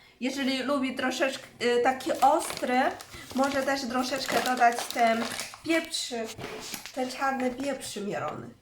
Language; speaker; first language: Polish; non-native, learner; Chinese